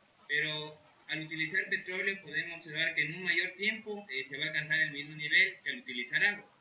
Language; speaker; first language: Spanish; native; Spanish